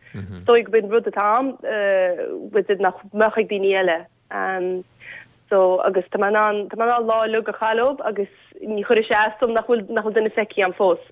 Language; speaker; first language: Irish; native; Irish